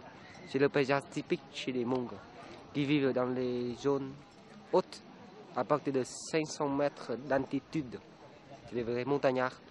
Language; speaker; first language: French; non-native, fluent; Vietnamese